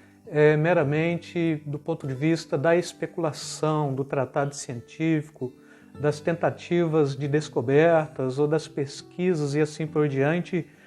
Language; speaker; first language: Portuguese; native; Portuguese